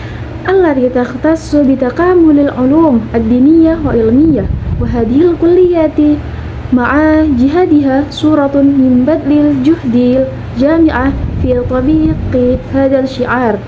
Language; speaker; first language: Arabic; non-native, learner; Indonesian